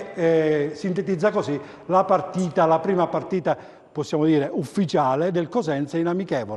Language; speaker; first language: Italian; native; Italian